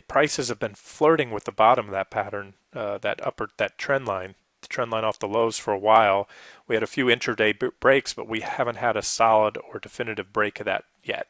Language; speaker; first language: English; native; English